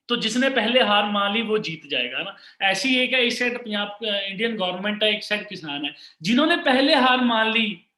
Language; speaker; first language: Hindi; non-native, local second language; Punjabi